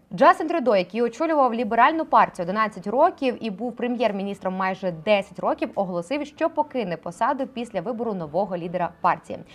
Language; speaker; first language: Ukrainian; native; Ukrainian